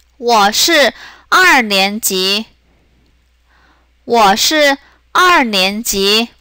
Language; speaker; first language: Chinese; non-native, fluent; Korean